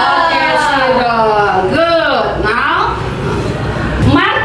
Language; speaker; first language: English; non-native, learner; Indonesian